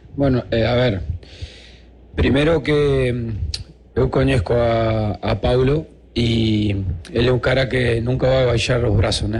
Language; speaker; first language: Portuguese; non-native, learner; Spanish